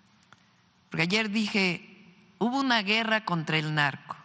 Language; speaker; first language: Spanish; native; Spanish